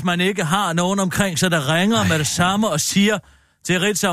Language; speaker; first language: Danish; native; Danish